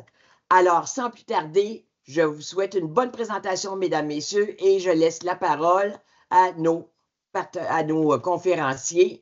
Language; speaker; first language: French; native; French